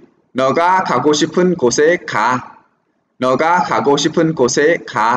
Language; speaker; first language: Korean; non-native, fluent; Vietnamese